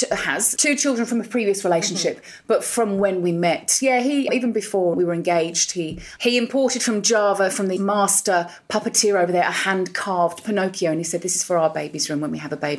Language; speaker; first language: English; native; English